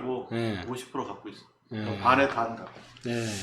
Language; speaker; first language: Korean; native; Korean